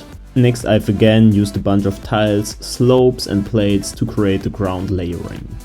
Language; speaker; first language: English; non-native, fluent; German